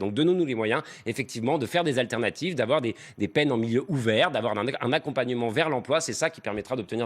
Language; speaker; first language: French; native; French